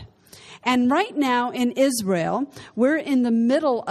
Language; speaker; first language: English; native; English